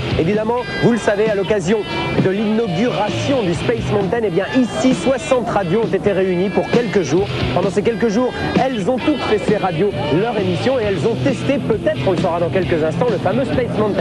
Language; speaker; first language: French; native; French